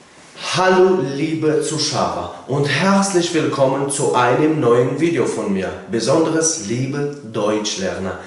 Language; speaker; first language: German; non-native, fluent; Tajik